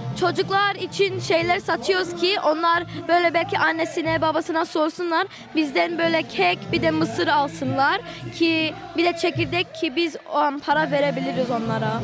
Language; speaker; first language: Turkish; early bilingual, heritage; Kurdish